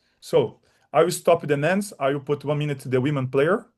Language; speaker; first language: English; non-native, learner; Portuguese